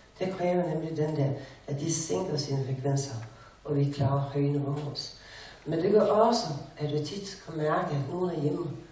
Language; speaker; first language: Danish; native; Danish